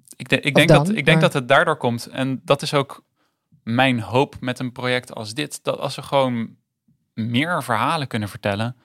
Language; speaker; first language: Dutch; native; Dutch